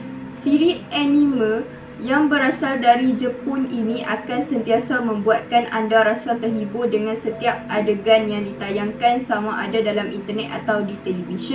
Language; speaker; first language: Malay; native; Malay